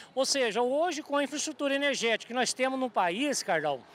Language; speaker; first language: Portuguese; native; Portuguese